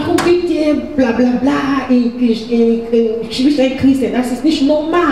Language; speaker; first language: German; non-native, learner; French